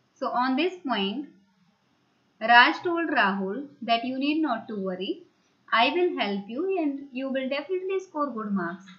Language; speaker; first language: English; non-native, local second language; Hindi